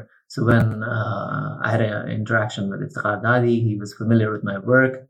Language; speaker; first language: English; non-native, local second language; Urdu